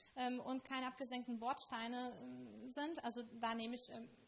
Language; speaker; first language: German; non-native, fluent; Lithuanian